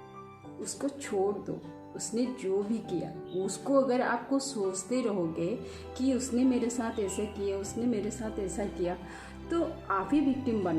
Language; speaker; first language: Hindi; non-native, local second language; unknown